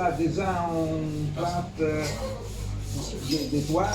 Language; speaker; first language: French; non-native, fluent; Italian